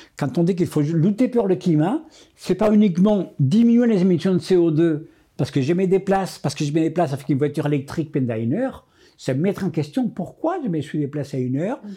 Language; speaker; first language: French; non-native, fluent; Spanish